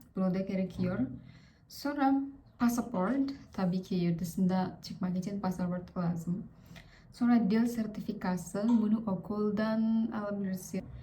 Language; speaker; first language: Turkish; non-native, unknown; Vietnamese